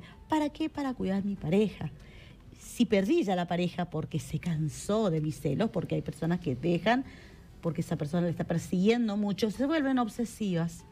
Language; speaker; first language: Spanish; native; Spanish